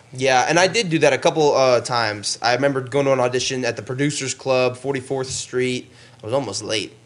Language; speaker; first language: English; native; English